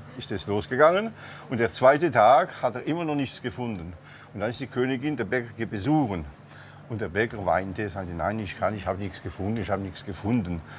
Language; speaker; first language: German; non-native, local second language; French